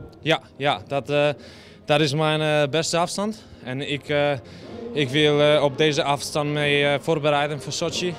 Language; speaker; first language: Dutch; non-native, learner; Polish